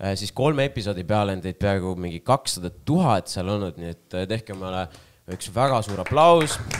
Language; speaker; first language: Estonian; non-native, local second language; Russian